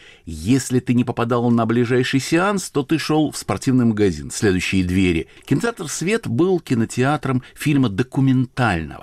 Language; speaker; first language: Russian; native; Russian